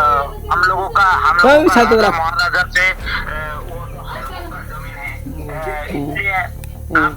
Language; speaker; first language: Hindi; non-native, local second language; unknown